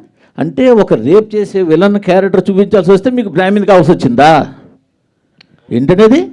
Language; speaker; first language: Telugu; native; Telugu